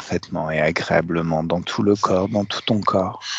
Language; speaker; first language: French; native; French